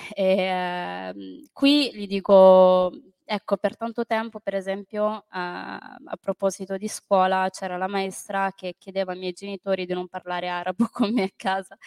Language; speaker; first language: Italian; early bilingual, other home language; Arabic